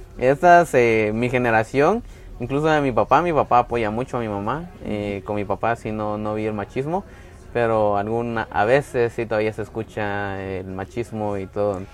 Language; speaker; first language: Spanish; native; Spanish